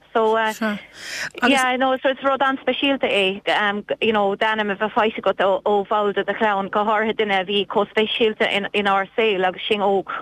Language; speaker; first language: Irish; native; Irish